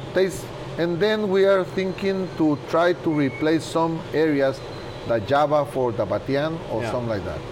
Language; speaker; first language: English; non-native, learner; Spanish